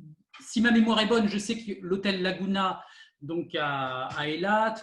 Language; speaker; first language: French; native; French